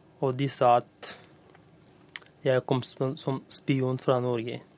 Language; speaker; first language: Norwegian; non-native, fluent; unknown